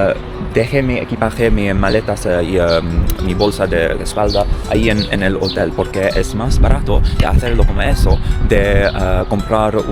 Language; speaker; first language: Spanish; non-native, learner; English